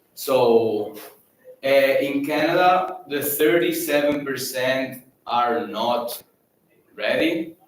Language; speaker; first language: English; non-native, fluent; Catalan